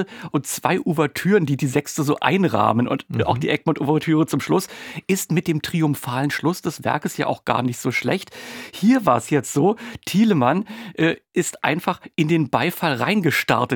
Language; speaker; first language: German; native; German